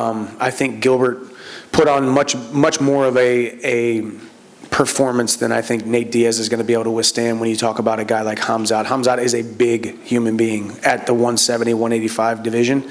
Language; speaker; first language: English; native; English